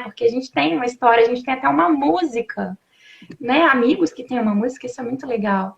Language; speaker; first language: Portuguese; native; Portuguese